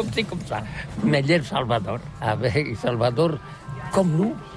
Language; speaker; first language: French; non-native, learner; Catalan